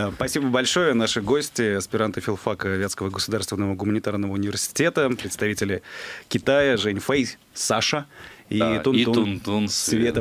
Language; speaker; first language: Russian; native; Russian